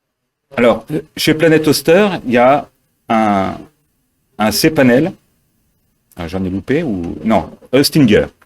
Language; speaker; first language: French; native; French